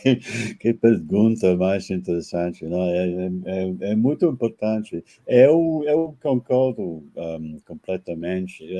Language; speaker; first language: Portuguese; non-native, fluent; English